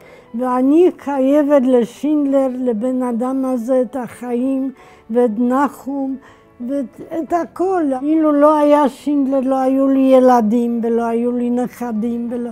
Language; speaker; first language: Hebrew; non-native, fluent; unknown